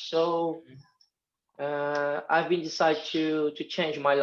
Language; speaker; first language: English; non-native, fluent; Portuguese